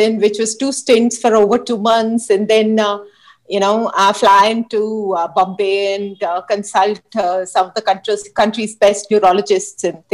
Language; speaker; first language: English; non-native, local second language; Hindi